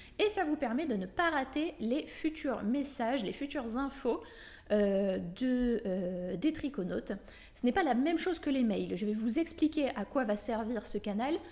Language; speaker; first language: French; native; French